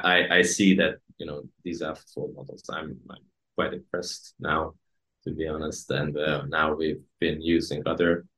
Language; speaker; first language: English; non-native, fluent; Hungarian